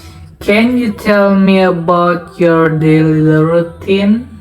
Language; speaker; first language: English; non-native, learner; Indonesian